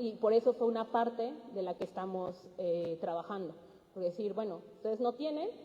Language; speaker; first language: Spanish; native; Spanish